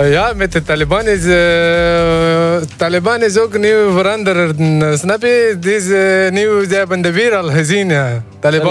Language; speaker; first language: Dutch; non-native, learner; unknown